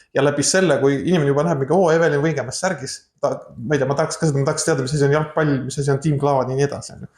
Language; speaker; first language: Estonian; non-native, local second language; Russian